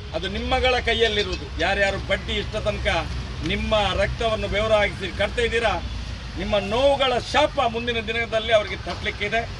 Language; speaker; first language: Kannada; non-native, local second language; Tulu